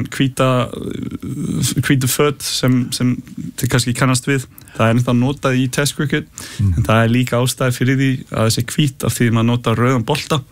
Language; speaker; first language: Icelandic; early bilingual, heritage; Icelandic